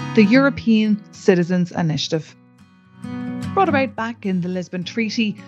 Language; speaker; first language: English; native; English